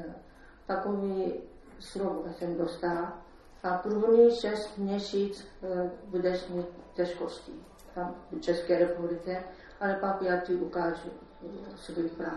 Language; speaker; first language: Czech; non-native, learner; Japanese